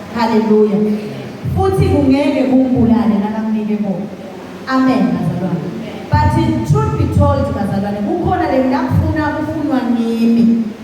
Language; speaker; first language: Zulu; non-native, local second language; Swati